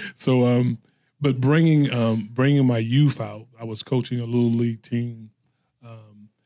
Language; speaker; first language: English; native; English